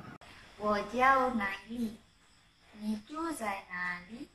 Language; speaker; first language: Chinese; non-native, learner; Malay